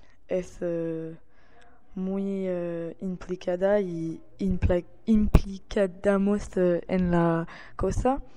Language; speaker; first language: Spanish; non-native, learner; French